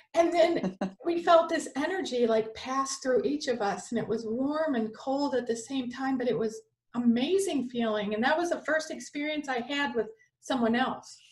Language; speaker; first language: English; native; English